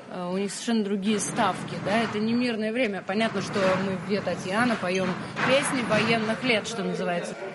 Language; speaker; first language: Russian; early bilingual, other home language; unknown